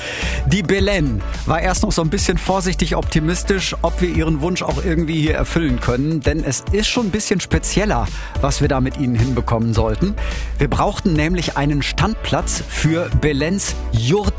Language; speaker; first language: German; native; German